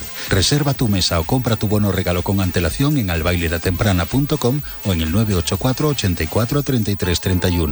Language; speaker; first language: Spanish; native; Spanish